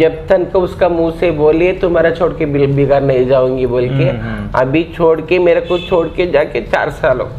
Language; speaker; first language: Hindi; non-native, local second language; Kannada